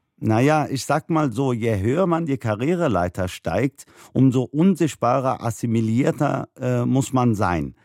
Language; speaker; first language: German; early bilingual, other home language; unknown